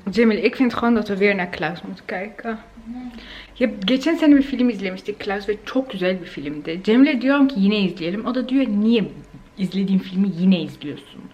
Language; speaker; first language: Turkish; native; Turkish